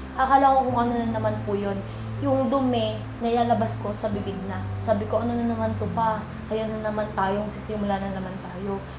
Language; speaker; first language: Filipino; non-native, local second language; Bikol